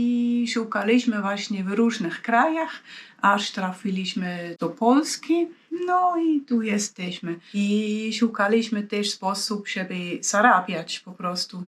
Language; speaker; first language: Polish; non-native, fluent; Swiss German